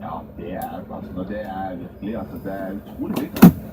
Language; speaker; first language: Norwegian; native; Norwegian